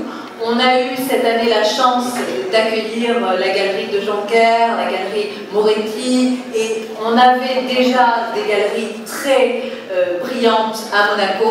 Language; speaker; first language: French; native; French